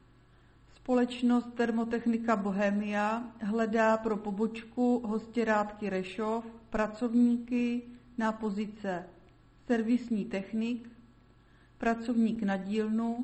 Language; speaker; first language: Czech; native; Czech